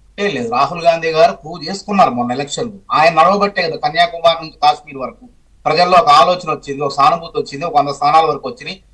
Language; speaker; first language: Telugu; native; Telugu